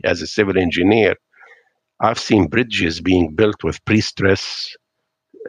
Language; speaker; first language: English; non-native, fluent; Arabic